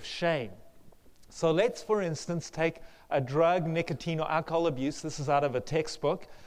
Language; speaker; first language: English; native; English